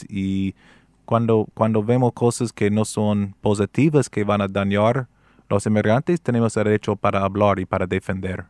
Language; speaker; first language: Spanish; non-native, fluent; English